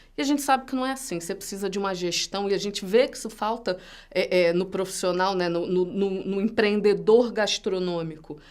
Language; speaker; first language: Portuguese; native; Portuguese